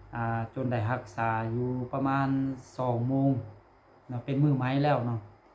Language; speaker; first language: Lao; non-native, local second language; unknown